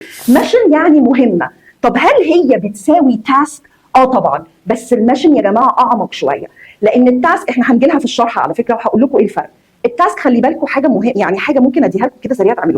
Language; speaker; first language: Arabic; native; Arabic